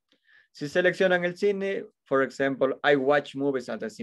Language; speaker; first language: English; non-native, fluent; Spanish